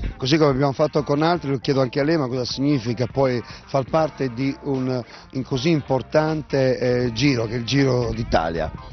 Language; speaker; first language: Italian; native; Italian